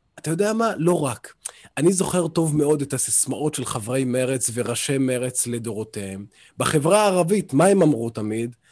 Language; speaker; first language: Hebrew; non-native, local second language; Arabic